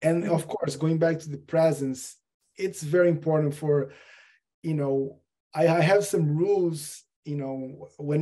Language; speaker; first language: English; non-native, fluent; Portuguese